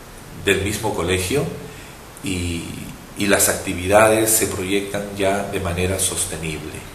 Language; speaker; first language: Spanish; native; Spanish